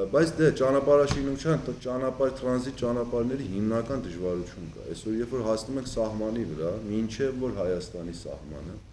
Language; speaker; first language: Armenian; early bilingual, heritage; Armenian